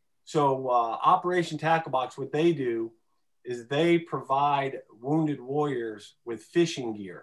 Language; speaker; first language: English; native; English